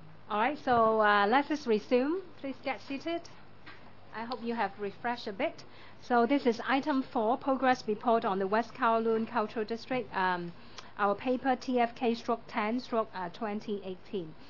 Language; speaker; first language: English; non-native, local second language; Cantonese